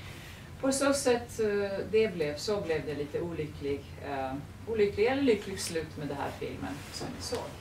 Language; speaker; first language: Swedish; non-native, fluent; Serbian